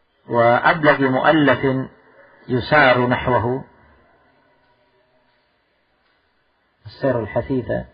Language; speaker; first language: Arabic; non-native, fluent; Indonesian